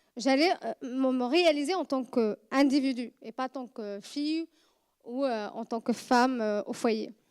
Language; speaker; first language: French; non-native, fluent; Arabic